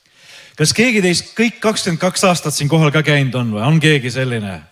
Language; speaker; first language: Estonian; native; Estonian